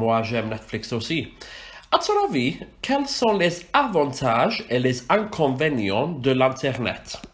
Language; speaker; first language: French; non-native, fluent; Welsh